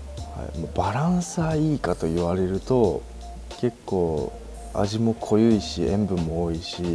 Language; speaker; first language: Japanese; native; Japanese